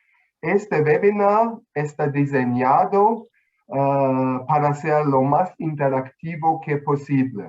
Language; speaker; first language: Spanish; non-native, fluent; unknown